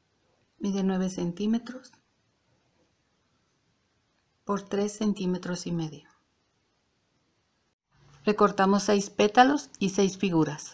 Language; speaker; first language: Spanish; native; Spanish